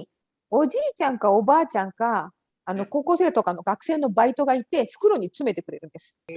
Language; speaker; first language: Japanese; native; Japanese